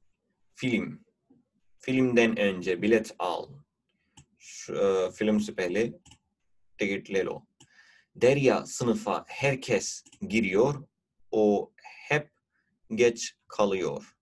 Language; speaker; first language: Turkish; non-native, fluent; Urdu